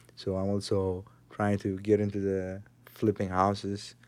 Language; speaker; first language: English; non-native, fluent; Tigrinya